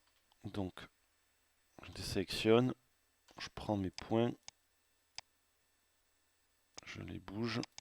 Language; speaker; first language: French; native; French